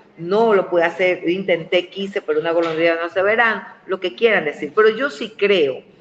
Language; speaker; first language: Spanish; native; Spanish